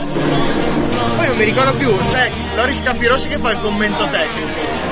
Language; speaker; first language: Italian; native; Italian